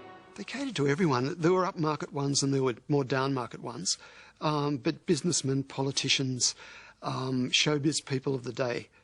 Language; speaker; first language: English; native; English